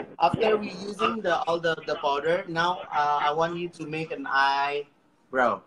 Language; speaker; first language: English; non-native, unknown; Indonesian